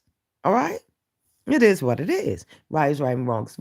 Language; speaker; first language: English; native; English